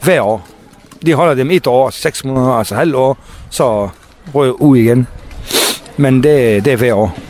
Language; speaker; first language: Danish; non-native, learner; Kurdish